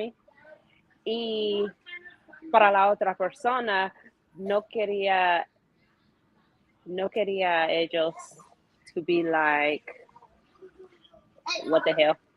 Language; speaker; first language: Spanish; non-native, learner; English